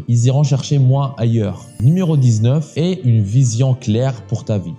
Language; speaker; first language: French; native; French